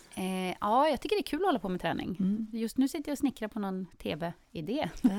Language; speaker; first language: Swedish; native; Swedish